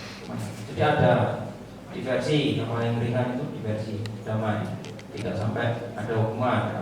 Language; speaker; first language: Indonesian; native; Indonesian